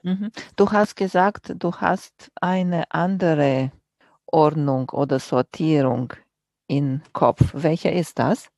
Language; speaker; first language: German; non-native, fluent; Romanian